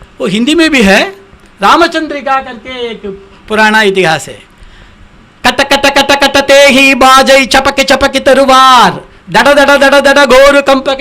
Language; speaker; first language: Hindi; non-native, local second language; Tamil